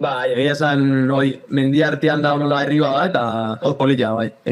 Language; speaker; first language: Basque; native; Basque